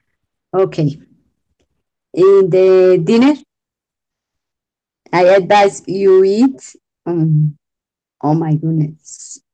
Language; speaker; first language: English; non-native, learner; Spanish